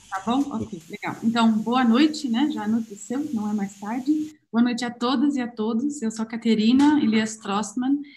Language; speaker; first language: Portuguese; non-native, fluent; German